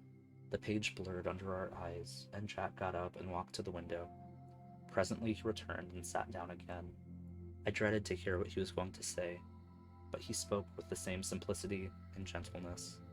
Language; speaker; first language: English; native; English